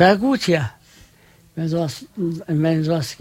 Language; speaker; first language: German; non-native, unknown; Turkish